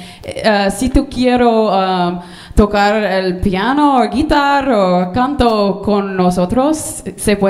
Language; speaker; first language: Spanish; non-native, learner; English